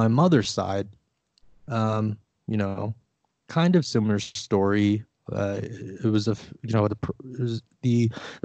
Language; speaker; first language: English; early bilingual, other home language; Vietnamese